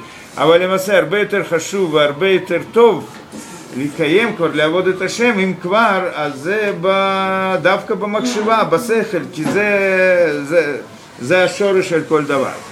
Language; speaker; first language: Hebrew; non-native, fluent; Russian